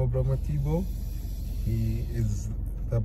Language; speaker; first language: English; non-native, learner; Arabic